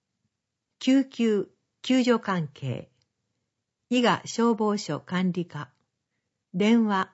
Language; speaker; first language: Japanese; native; Japanese